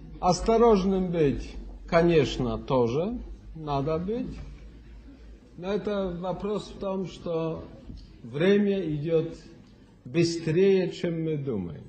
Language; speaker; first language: Russian; non-native, fluent; Polish